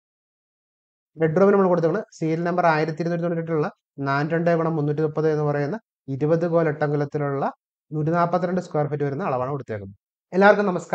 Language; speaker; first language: Malayalam; native; Malayalam